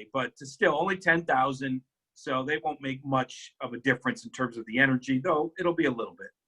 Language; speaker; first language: English; native; English